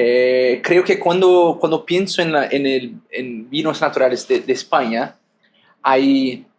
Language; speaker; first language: Spanish; non-native, fluent; Portuguese